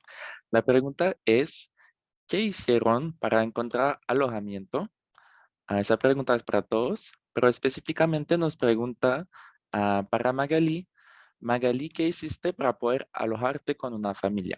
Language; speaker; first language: Spanish; non-native, fluent; French